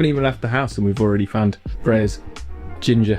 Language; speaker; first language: English; native; English